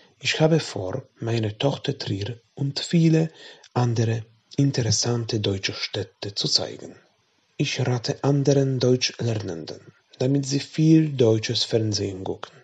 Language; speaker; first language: German; non-native, fluent; Polish